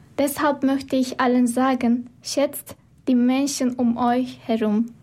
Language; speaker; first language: German; non-native, fluent; Turkish